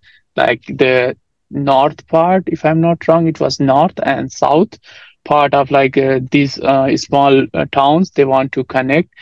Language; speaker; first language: English; non-native, local second language; Nepali